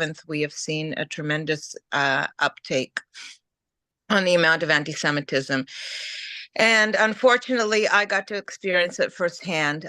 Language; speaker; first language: English; early bilingual, other home language; Ukrainian